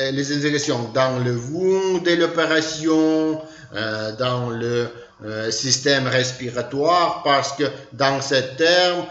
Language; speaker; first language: French; non-native, learner; Ukrainian